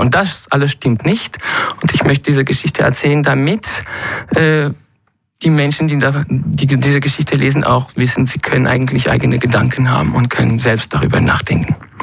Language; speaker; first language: German; non-native, fluent; French